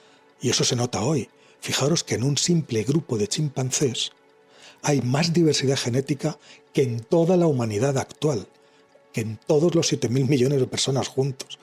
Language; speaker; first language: Spanish; native; Spanish